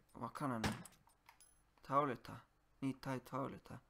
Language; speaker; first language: Japanese; non-native, learner; English